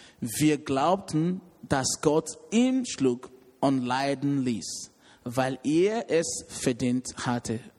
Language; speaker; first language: German; non-native, learner; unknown